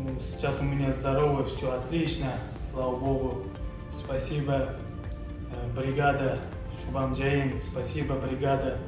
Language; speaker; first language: Russian; non-native, learner; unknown